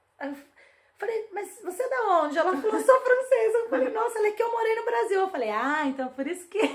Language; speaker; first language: Portuguese; native; Portuguese